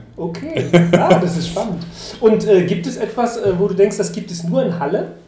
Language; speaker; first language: German; native; German